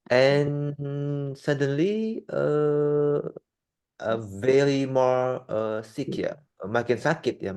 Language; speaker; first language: English; non-native, learner; Indonesian